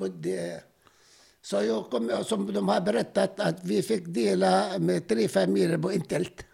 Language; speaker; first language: Swedish; non-native, fluent; Arabic